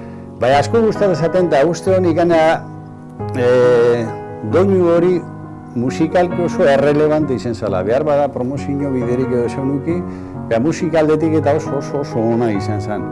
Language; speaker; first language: Basque; native; Basque